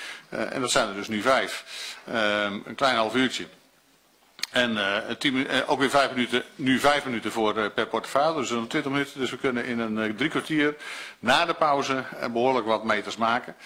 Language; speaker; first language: Dutch; native; Dutch